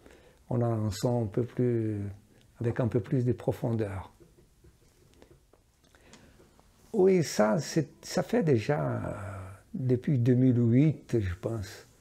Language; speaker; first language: French; non-native, fluent; Portuguese